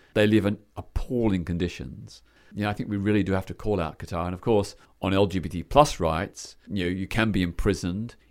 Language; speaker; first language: English; native; English